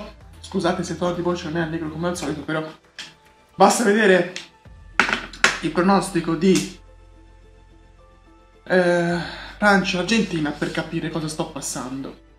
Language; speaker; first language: Italian; native; Italian